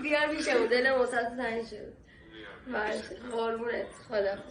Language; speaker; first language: Persian; native; Persian